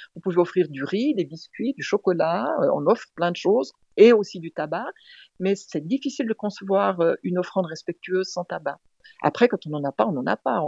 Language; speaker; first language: French; native; French